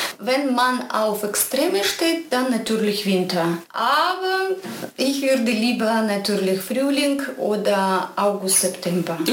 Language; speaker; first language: German; non-native, fluent; Russian